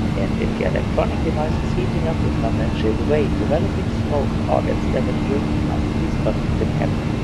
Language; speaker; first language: English; non-native, fluent; German